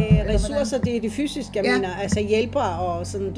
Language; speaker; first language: Danish; non-native, fluent; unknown